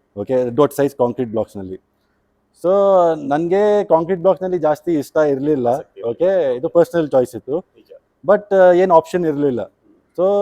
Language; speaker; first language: Kannada; non-native, local second language; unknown